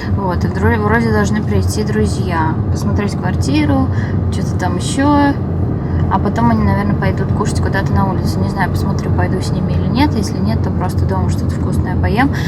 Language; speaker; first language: Russian; native; Russian